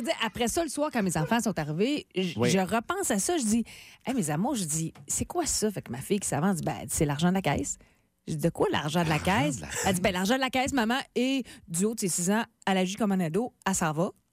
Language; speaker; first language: French; native; French